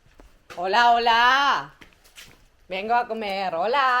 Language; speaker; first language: Spanish; non-native, fluent; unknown